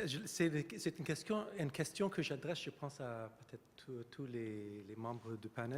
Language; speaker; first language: French; non-native, fluent; Arabic